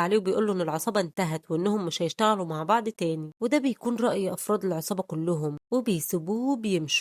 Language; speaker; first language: Arabic; native; Arabic